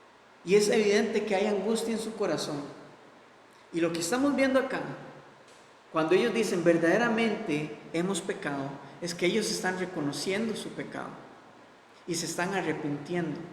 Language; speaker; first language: Spanish; native; Spanish